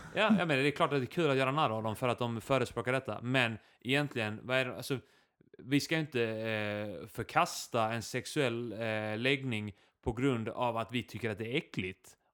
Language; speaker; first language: Swedish; early bilingual, other home language; Icelandic